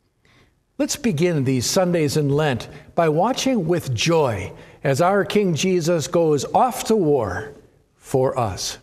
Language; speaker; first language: English; native; English